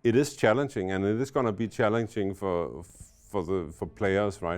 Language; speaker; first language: English; non-native, fluent; Danish